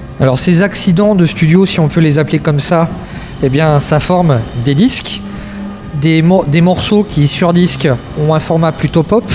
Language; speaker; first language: French; native; French